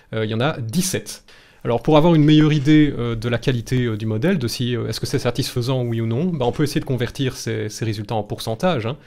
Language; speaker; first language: French; native; French